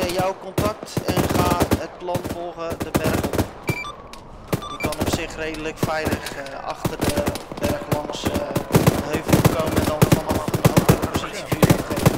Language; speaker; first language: Dutch; native; Dutch